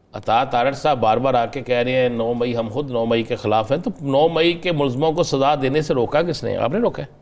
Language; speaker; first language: Urdu; native; Urdu